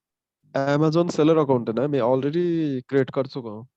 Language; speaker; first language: Hindi; native; Hindi